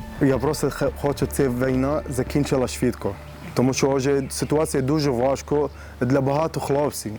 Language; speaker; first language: Ukrainian; non-native, learner; Arabic